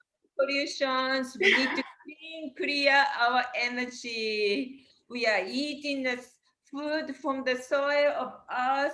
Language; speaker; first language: English; non-native, learner; Japanese